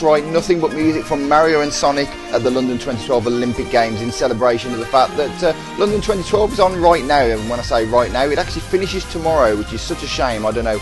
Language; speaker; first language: English; native; English